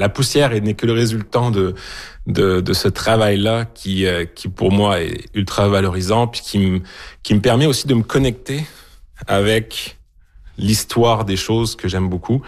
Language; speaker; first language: French; native; French